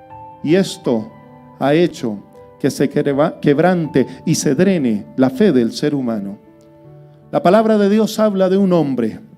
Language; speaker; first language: Spanish; native; Spanish